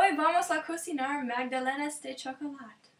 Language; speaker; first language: Spanish; non-native, learner; English